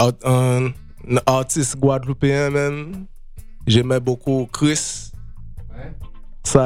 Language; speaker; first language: French; native; French